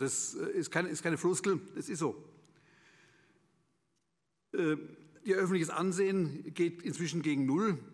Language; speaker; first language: German; native; German